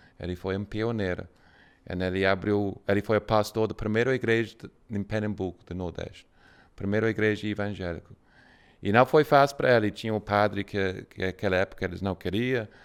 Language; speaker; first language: Portuguese; non-native, fluent; English